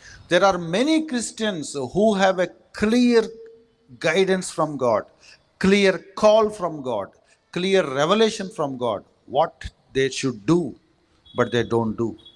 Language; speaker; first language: English; non-native, local second language; Telugu